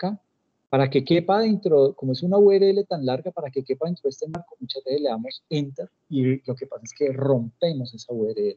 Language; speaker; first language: Spanish; native; Spanish